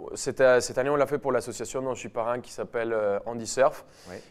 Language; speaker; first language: French; non-native, fluent; Spanish